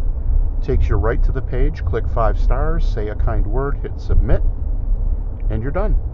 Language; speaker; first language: English; native; English